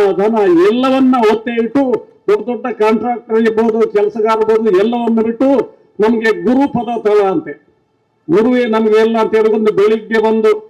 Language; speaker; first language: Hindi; non-native, local second language; Kannada